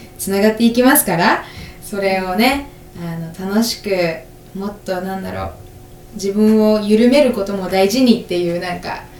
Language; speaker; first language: Japanese; native; Japanese